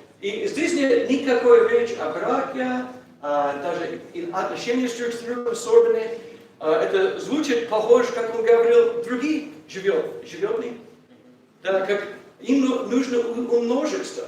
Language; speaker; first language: Russian; non-native, learner; English